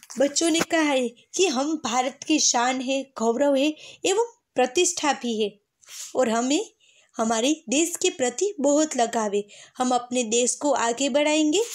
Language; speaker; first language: Hindi; non-native, local second language; Gujarati